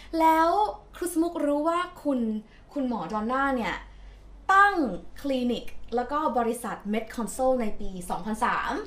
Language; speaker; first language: Thai; native; Thai